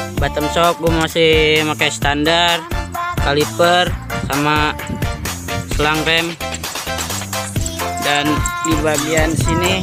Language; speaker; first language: Indonesian; native; Indonesian